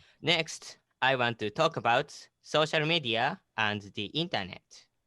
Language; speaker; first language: English; non-native, learner; Japanese